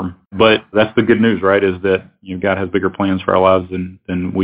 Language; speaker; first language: English; native; English